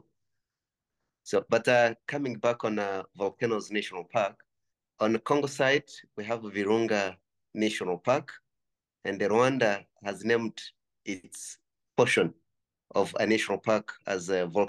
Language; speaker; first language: English; non-native, local second language; Kinyarwanda